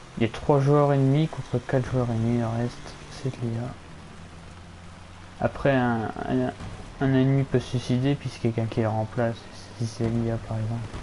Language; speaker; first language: French; native; French